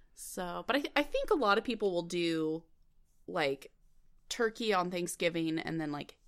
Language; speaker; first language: English; early bilingual, other home language; Swedish